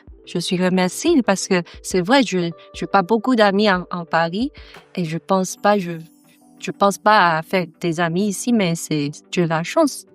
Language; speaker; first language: French; non-native, learner; Chinese